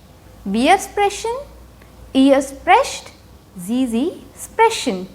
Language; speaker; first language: German; non-native, fluent; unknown